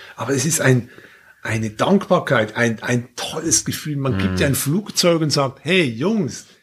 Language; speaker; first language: German; native; German